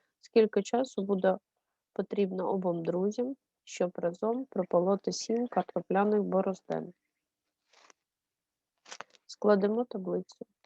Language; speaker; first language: Ukrainian; native; Ukrainian